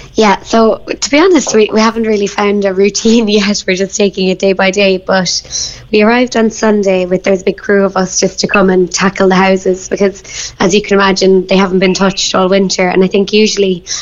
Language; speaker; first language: English; native; English